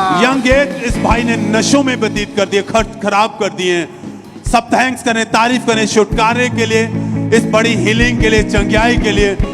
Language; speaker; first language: Hindi; native; Hindi